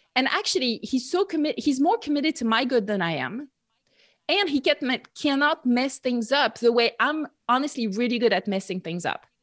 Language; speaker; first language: English; non-native, fluent; French